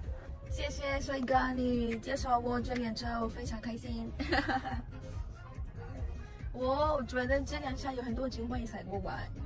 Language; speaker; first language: Chinese; non-native, learner; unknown